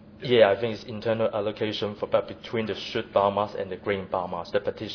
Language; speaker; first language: English; non-native, fluent; Chinese